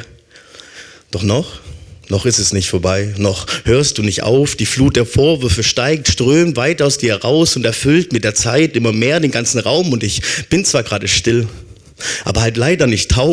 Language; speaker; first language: German; native; German